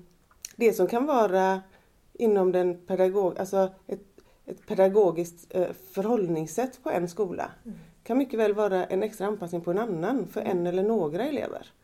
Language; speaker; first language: Swedish; native; Swedish